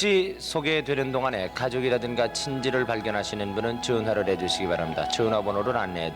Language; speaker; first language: Korean; native; Korean